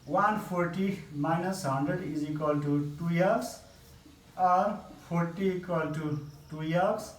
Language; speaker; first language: English; non-native, local second language; Nepali